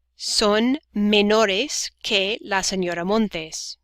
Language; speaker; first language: Spanish; non-native, fluent; English